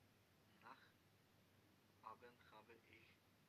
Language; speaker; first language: German; non-native, learner; Macedonian